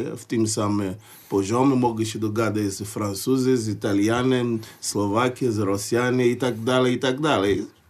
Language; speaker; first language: Polish; non-native, fluent; Portuguese